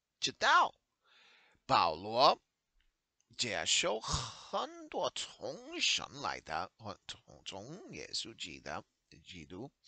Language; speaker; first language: Chinese; non-native, learner; English